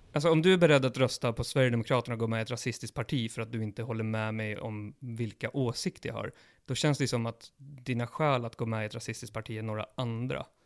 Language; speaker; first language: Swedish; early bilingual, other home language; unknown